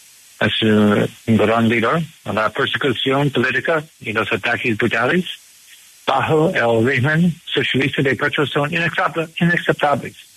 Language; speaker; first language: Spanish; non-native, learner; English